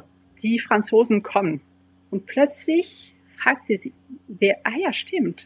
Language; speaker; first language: German; non-native, fluent; French